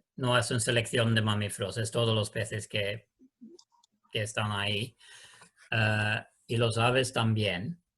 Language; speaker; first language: Spanish; non-native, learner; Swedish